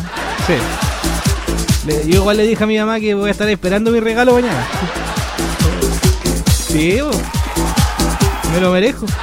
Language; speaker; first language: Spanish; native; Spanish